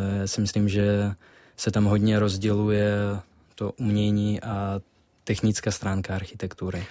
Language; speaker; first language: Czech; non-native, fluent; Russian